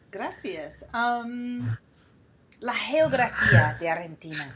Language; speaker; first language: Spanish; non-native, fluent; English